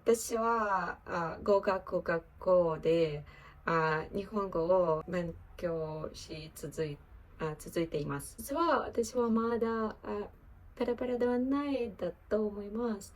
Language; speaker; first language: Japanese; non-native, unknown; Ukrainian